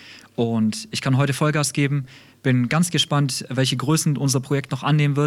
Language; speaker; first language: German; early bilingual, other home language; Russian